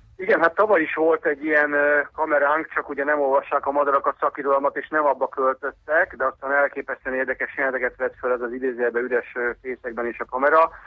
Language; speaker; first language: Hungarian; native; Hungarian